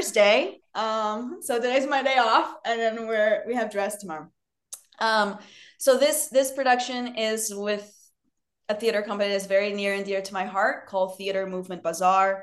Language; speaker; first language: English; non-native, fluent; Portuguese